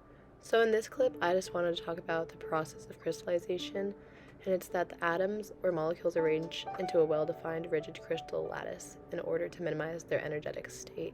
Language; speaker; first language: English; native; English